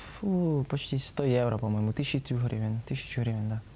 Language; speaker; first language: Russian; non-native, learner; Slovak